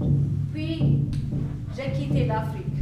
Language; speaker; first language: French; non-native, learner; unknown